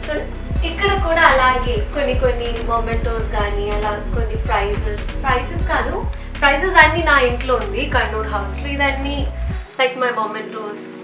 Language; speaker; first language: Telugu; non-native, learner; Malayalam